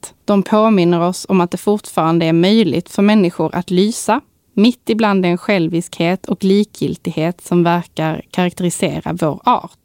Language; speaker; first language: Swedish; native; Swedish